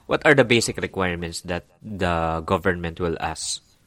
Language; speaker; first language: English; non-native, local second language; Filipino